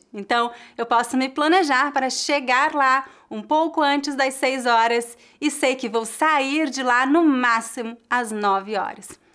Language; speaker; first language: Portuguese; native; Portuguese